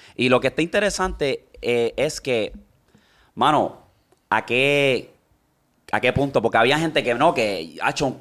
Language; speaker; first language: Spanish; native; Spanish